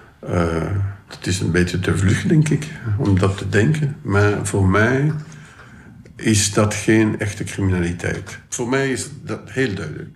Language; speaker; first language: Dutch; non-native, local second language; French